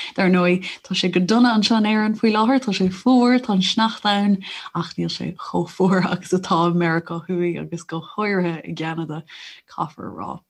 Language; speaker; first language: Irish; non-native, local second language; English